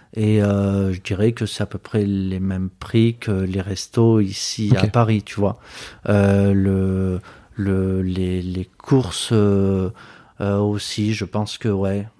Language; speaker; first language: French; native; French